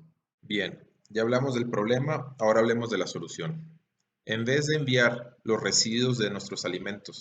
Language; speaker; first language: Spanish; native; Spanish